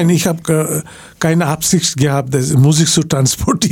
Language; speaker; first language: German; non-native, learner; Bangla